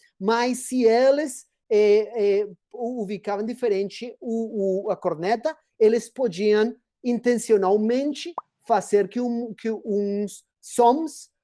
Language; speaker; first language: Portuguese; non-native, fluent; Spanish